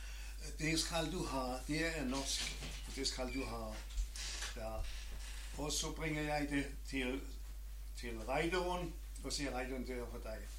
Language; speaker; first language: Norwegian; non-native, learner; German